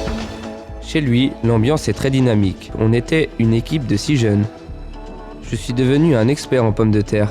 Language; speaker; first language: French; native; French